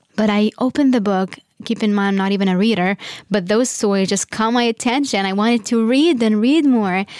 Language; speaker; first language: English; non-native, fluent; Arabic